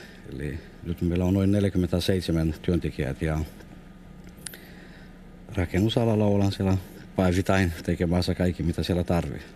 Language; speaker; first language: Finnish; non-native, fluent; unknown